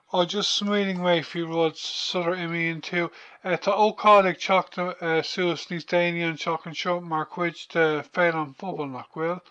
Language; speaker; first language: Irish; non-native, local second language; English